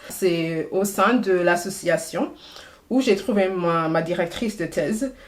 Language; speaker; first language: French; non-native, fluent; English